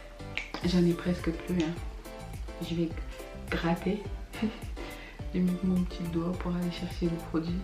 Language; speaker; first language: French; early bilingual, other home language; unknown